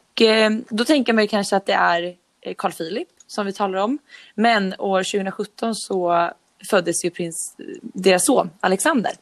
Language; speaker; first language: Swedish; native; Swedish